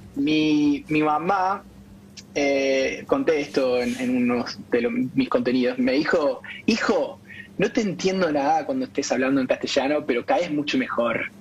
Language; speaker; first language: Spanish; non-native, fluent; English